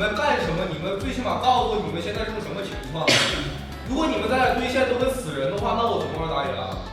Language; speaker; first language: Chinese; native; Chinese